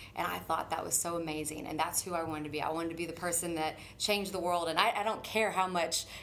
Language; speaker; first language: English; native; English